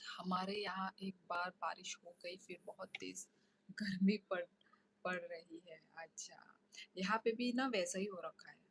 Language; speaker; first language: Hindi; non-native, local second language; Kok Borok